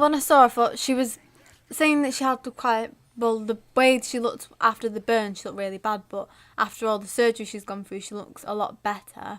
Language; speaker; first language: English; native; English